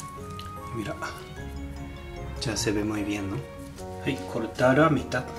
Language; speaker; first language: Spanish; non-native, fluent; Japanese